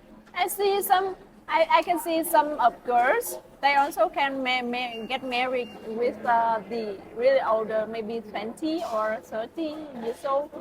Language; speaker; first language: English; non-native, learner; Vietnamese